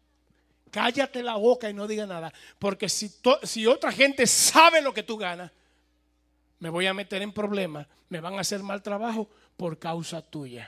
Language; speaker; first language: Spanish; native; Spanish